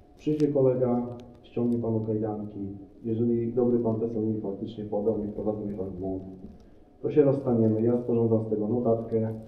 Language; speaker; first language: Polish; native; Polish